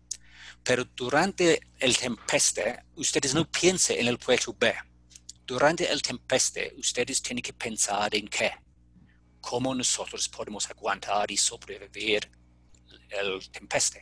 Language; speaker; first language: Spanish; non-native, fluent; English